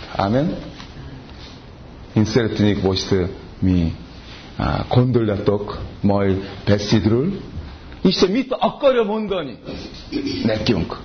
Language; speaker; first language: Hungarian; non-native, learner; Korean